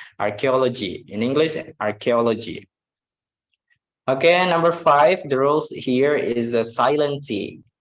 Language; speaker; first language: English; non-native, fluent; Indonesian